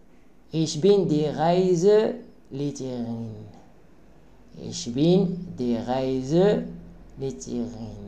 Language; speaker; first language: German; non-native, learner; Arabic